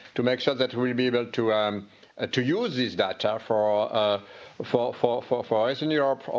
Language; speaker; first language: English; non-native, fluent; French